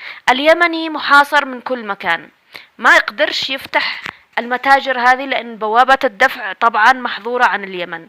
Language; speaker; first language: Arabic; native; Arabic